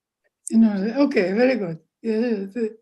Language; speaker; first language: English; non-native, fluent; Russian